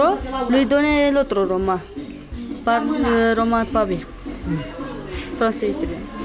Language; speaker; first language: French; non-native, learner; Romany